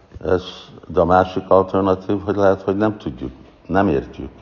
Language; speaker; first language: Hungarian; non-native, fluent; English